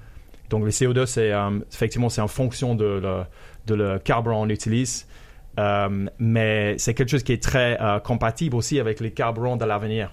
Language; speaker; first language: French; non-native, fluent; English